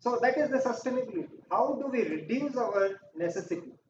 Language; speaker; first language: English; non-native, local second language; Hindi